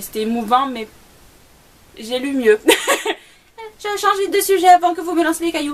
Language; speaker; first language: French; native; French